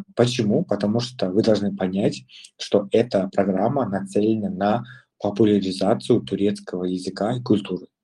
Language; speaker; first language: Russian; non-native, local second language; Kazakh